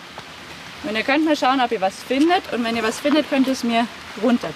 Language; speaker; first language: German; native; German